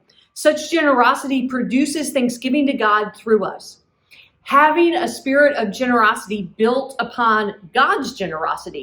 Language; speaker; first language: English; native; English